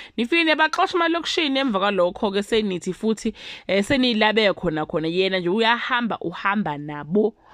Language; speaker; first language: Zulu; native; Zulu